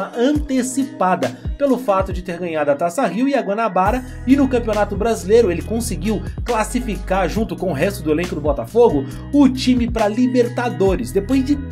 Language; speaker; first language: Portuguese; native; Portuguese